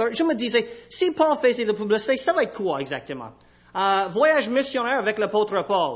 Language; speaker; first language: French; non-native, fluent; English